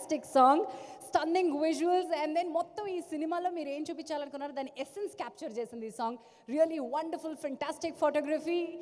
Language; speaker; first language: Telugu; native; Telugu